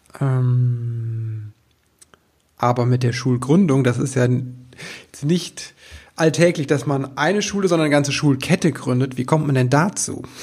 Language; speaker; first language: German; native; German